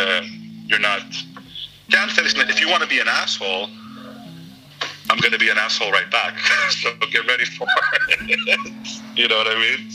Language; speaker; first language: English; early bilingual, other home language; Greek